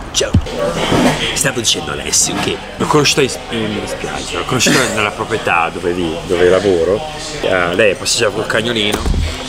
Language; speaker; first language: Italian; native; Italian